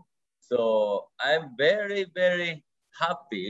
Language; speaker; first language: English; non-native, learner; Japanese